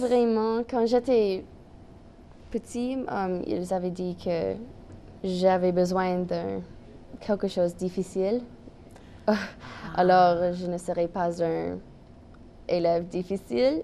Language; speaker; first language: French; non-native, local second language; English